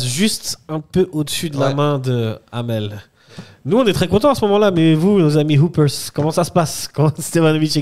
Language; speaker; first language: French; native; French